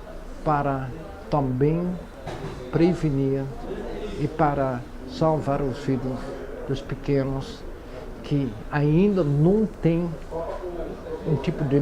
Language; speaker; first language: Portuguese; non-native, fluent; Dutch